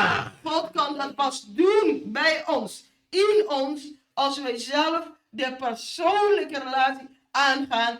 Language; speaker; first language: Dutch; non-native, fluent; Indonesian